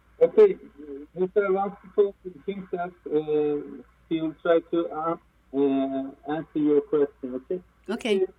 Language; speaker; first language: English; non-native, learner; Turkish